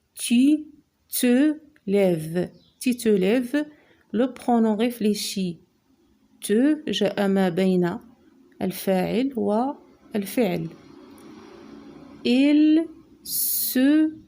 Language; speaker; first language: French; non-native, local second language; Arabic